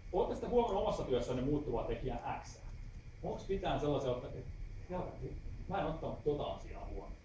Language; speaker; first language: Finnish; native; Finnish